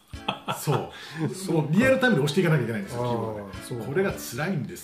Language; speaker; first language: Japanese; native; Japanese